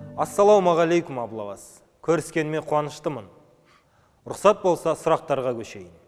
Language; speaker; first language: Kazakh; native; Kazakh